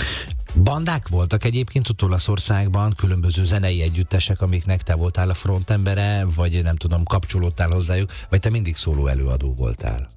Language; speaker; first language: Hungarian; native; Hungarian